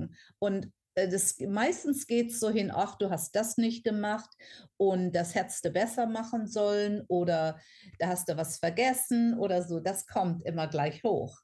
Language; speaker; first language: German; non-native, fluent; English